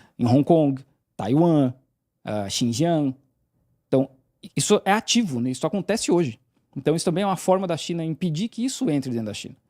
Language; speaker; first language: Portuguese; native; Portuguese